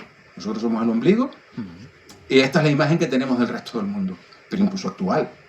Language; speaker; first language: Spanish; native; Spanish